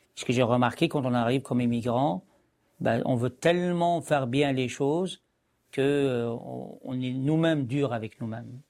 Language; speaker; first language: French; non-native, local second language; Arabic